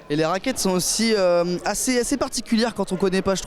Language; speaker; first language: French; native; French